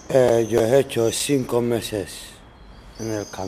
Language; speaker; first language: Spanish; non-native, learner; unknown